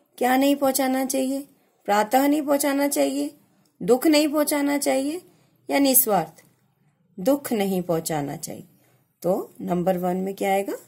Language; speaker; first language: Hindi; native; Hindi